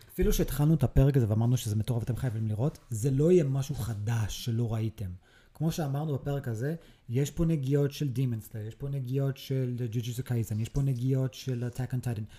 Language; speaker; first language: Hebrew; early bilingual, other home language; English